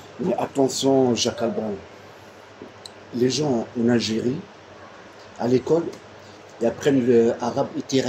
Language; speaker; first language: French; non-native, local second language; Arabic